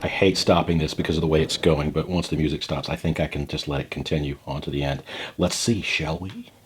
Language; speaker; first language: English; native; English